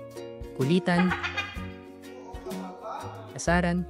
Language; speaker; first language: Filipino; native; Filipino